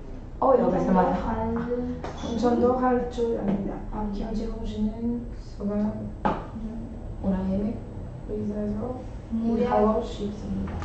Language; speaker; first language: Korean; non-native, learner; Spanish